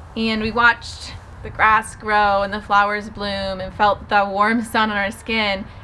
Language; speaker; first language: English; native; English